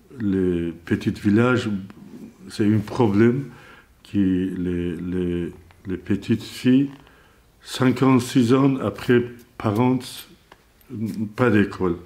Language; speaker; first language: French; non-native, learner; Azerbaijani